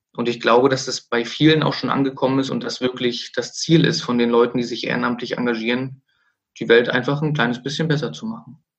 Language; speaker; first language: German; native; German